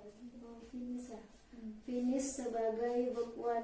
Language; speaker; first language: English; non-native, learner; Indonesian